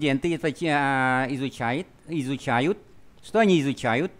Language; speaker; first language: Russian; non-native, fluent; Vietnamese